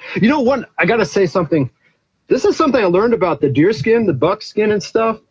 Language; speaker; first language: English; native; English